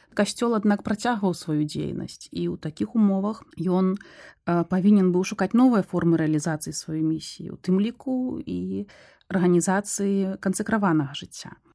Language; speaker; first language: Belarusian; non-native, local second language; Russian